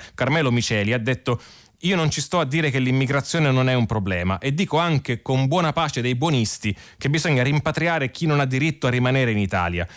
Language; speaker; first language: Italian; native; Italian